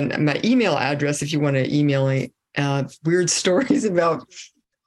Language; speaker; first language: English; native; English